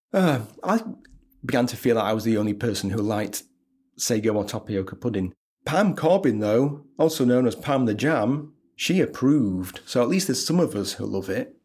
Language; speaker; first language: English; native; English